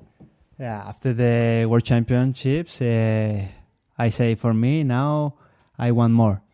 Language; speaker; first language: English; non-native, learner; Spanish